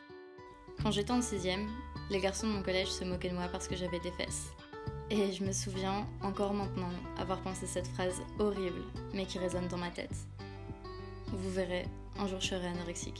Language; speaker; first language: French; native; French